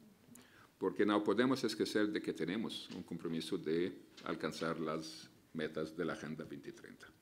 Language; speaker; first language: Spanish; non-native, fluent; Arabic